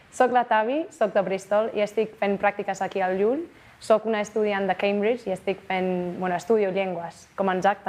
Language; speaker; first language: Catalan; non-native, fluent; English